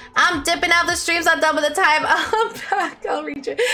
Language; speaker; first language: English; native; English